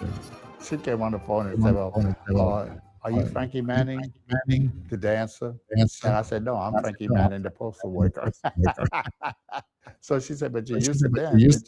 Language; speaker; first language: English; native; English